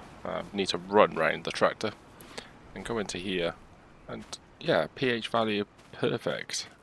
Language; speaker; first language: English; native; English